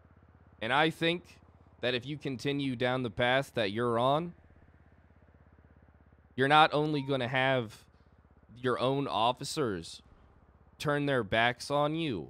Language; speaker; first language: English; native; English